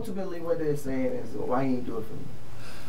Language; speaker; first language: English; native; English